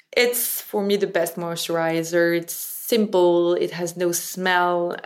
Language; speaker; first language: English; non-native, fluent; French